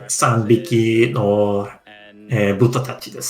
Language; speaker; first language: Japanese; non-native, fluent; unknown